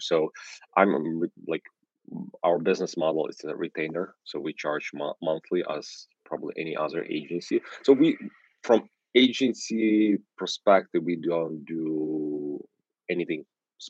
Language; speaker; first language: English; non-native, fluent; Ukrainian